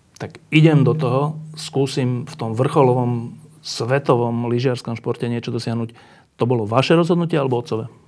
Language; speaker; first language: Slovak; native; Slovak